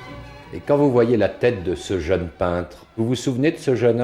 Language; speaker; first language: French; native; French